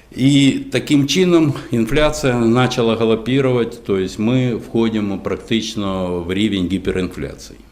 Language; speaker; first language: Ukrainian; non-native, local second language; Russian